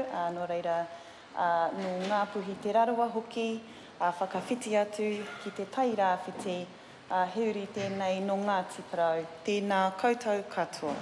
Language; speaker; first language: Māori; non-native, learner; English